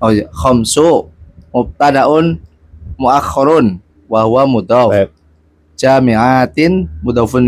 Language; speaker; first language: Arabic; non-native, learner; Indonesian